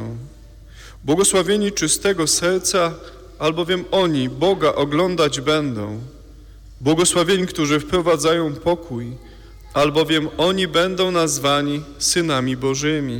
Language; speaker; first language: Polish; native; Polish